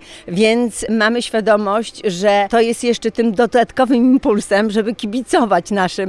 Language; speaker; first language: Polish; native; Polish